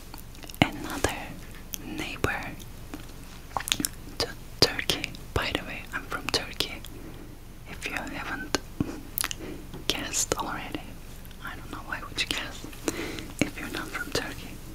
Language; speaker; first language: English; non-native, fluent; Turkish